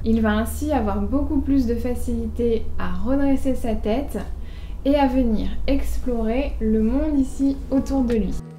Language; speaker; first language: French; native; French